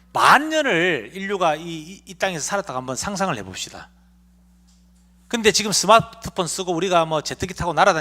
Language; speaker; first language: Korean; native; Korean